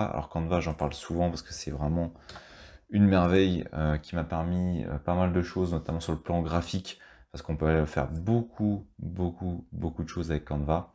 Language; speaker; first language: French; native; French